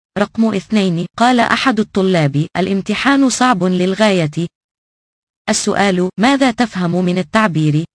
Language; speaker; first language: Arabic; non-native, fluent; Indonesian